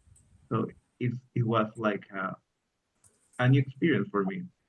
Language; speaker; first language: English; non-native, learner; Spanish